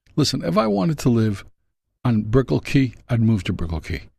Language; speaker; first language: English; non-native, fluent; Spanish